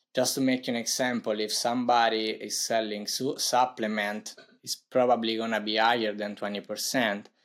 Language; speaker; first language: English; non-native, fluent; Italian